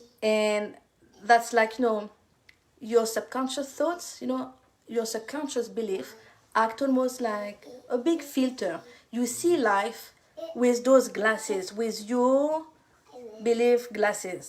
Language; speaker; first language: English; non-native, fluent; French